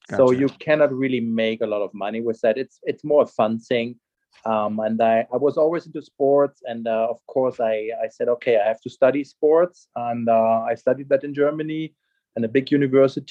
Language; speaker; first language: English; non-native, fluent; German